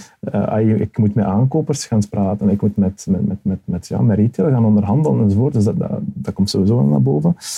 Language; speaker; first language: Dutch; early bilingual, other home language; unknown